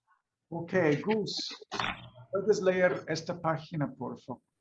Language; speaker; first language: Spanish; non-native, fluent; English